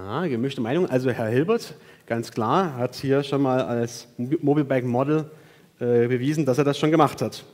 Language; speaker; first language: German; native; German